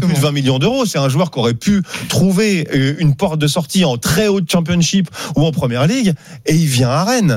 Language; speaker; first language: French; native; French